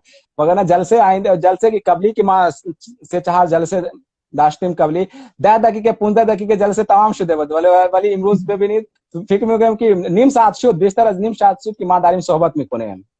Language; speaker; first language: Persian; non-native, learner; Hindi